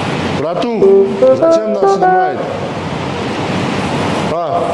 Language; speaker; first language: Russian; non-native, local second language; Kyrgyz